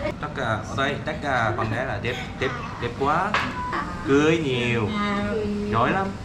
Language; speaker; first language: Vietnamese; non-native, learner; Korean